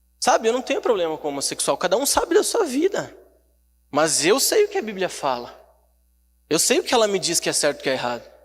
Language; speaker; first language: Portuguese; native; Portuguese